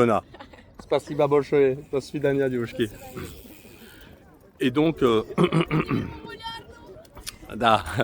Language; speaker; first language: Russian; non-native, fluent; French